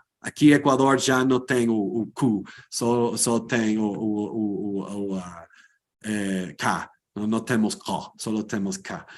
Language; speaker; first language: Portuguese; non-native, fluent; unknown